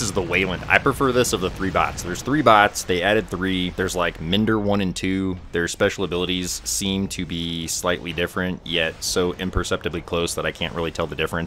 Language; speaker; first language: English; native; English